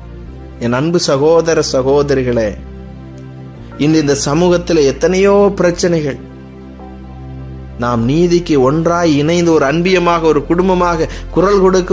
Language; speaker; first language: Tamil; native; Tamil